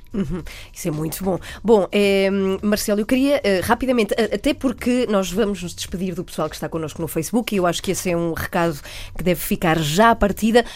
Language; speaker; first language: Portuguese; native; Portuguese